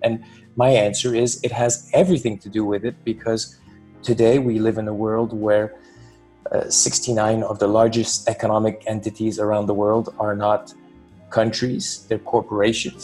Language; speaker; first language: English; non-native, fluent; French